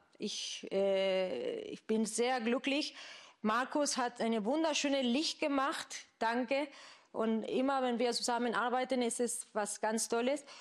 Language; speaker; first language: German; non-native, fluent; Spanish